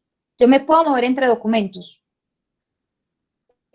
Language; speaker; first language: Spanish; native; Spanish